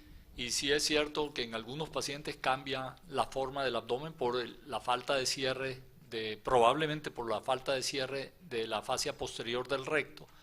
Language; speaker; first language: Spanish; native; Spanish